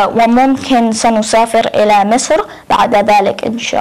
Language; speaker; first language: Arabic; non-native, learner; English